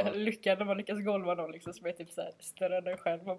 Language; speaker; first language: Swedish; native; Swedish